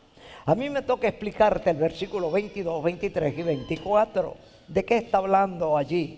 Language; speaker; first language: Spanish; native; Spanish